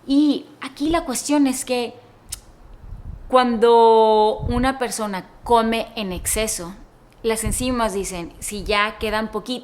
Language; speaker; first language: Spanish; native; Spanish